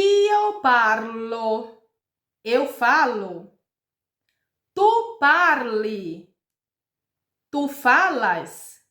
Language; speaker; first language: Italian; non-native, fluent; Portuguese